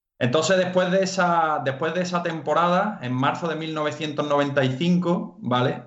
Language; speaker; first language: Spanish; native; Spanish